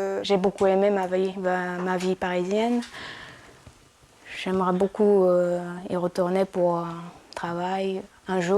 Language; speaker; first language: French; non-native, fluent; Japanese